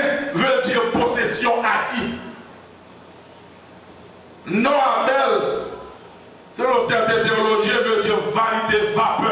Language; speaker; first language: French; non-native, local second language; Haitian Creole